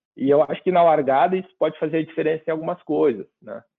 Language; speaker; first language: Portuguese; native; Portuguese